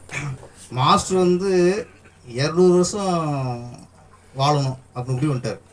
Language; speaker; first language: Tamil; native; Tamil